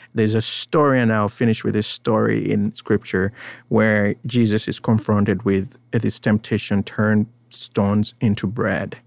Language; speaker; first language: English; non-native, local second language; Ganda